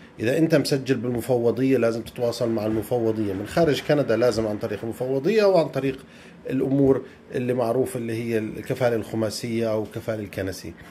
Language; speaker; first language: Arabic; native; Arabic